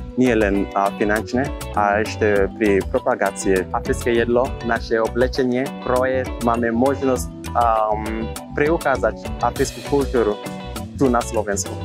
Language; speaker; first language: Slovak; non-native, learner; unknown